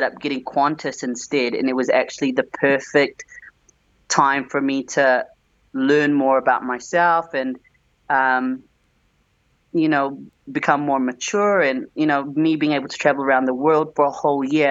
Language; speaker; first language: English; native; English